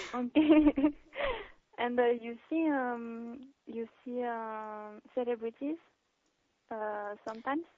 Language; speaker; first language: English; non-native, learner; French